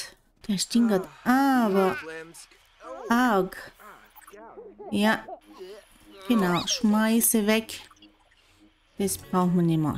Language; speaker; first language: German; native; German